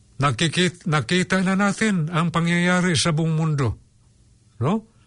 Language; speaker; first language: Filipino; non-native, local second language; Cebuano